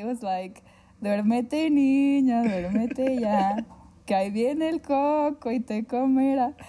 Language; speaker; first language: Spanish; native; Spanish